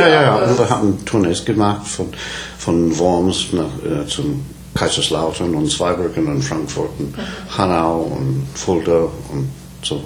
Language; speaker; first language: German; non-native, learner; English